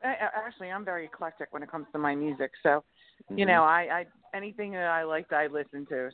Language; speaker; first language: English; native; English